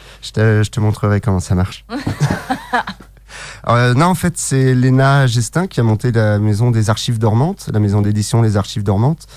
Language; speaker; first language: French; native; French